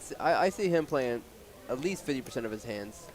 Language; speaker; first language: English; native; English